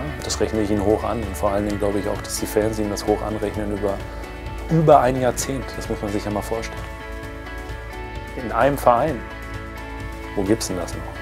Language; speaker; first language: German; native; German